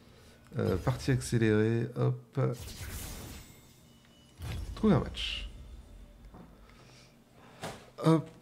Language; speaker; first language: French; native; French